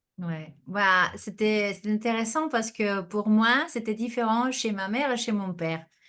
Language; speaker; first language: French; non-native, fluent; Spanish